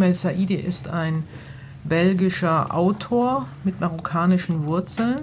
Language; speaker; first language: German; native; German